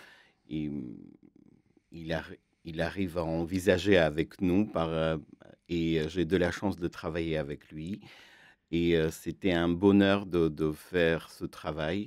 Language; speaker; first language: French; non-native, fluent; Armenian